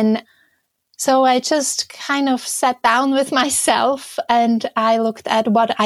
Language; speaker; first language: English; non-native, fluent; Swiss German